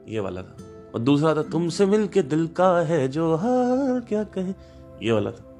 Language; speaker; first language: Hindi; native; Hindi